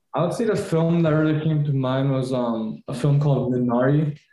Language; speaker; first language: English; early bilingual, other home language; Korean